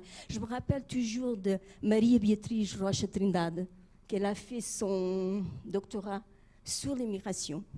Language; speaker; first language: French; non-native, fluent; Portuguese